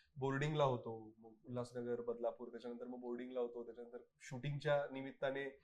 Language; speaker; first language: Marathi; native; Marathi